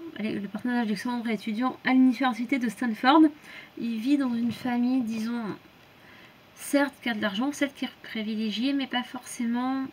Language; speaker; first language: French; native; French